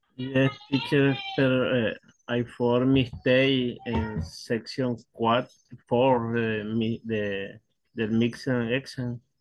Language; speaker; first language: English; non-native, learner; Spanish